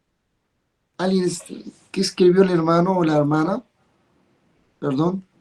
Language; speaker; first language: Spanish; non-native, fluent; Arabic